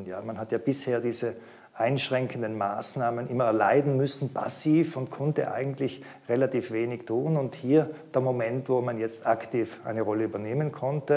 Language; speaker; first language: German; native; German